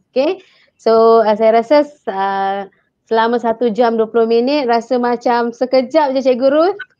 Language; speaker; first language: Malay; native; Malay